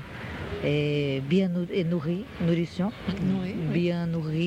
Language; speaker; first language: French; non-native, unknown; Portuguese